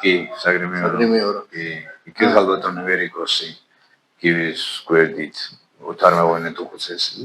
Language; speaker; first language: Georgian; native; Georgian